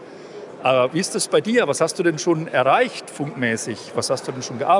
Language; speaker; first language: German; native; German